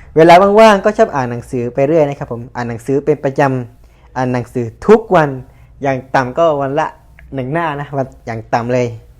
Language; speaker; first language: Thai; native; Thai